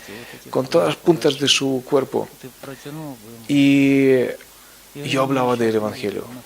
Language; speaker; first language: Spanish; non-native, fluent; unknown